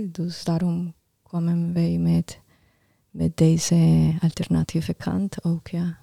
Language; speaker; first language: Dutch; non-native, learner; Spanish